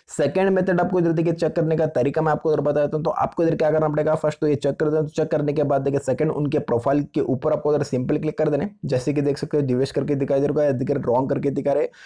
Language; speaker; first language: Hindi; non-native, local second language; Marathi